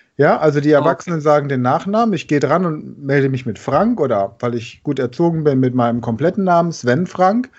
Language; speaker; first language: German; native; German